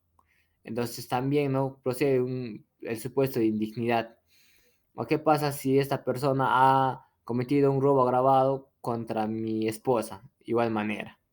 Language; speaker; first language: Spanish; native; Spanish